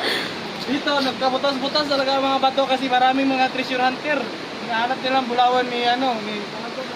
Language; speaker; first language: Filipino; non-native, local second language; Cebuano